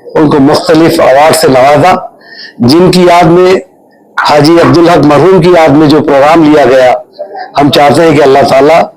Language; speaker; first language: Urdu; native; Urdu